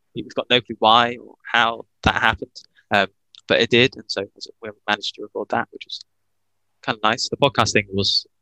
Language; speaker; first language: English; native; English